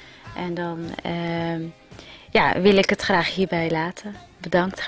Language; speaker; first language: Dutch; early bilingual, other home language; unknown